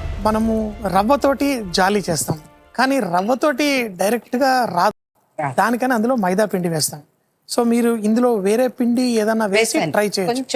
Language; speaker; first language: Telugu; native; Telugu